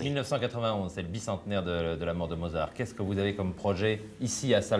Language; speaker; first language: French; native; French